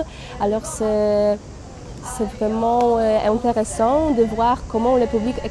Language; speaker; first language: French; non-native, learner; Polish